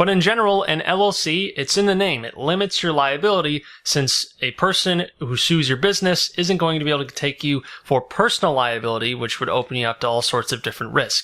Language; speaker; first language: English; native; English